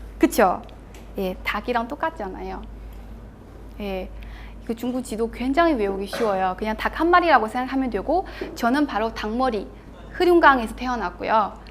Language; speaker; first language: Korean; non-native, fluent; Chinese